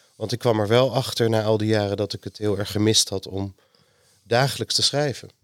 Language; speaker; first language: Dutch; native; Dutch